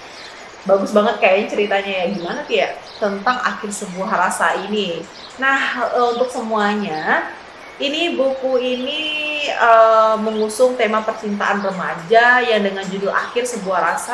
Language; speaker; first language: Indonesian; native; Indonesian